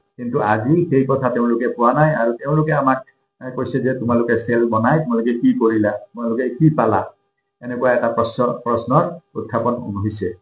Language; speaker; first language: Assamese; non-native, local second language; Hindi